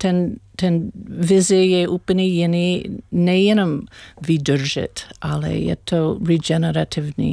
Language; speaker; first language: Czech; non-native, learner; English